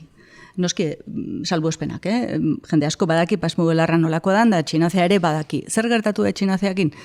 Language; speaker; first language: Basque; native; Basque